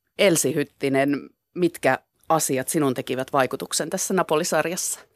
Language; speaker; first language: Finnish; native; Finnish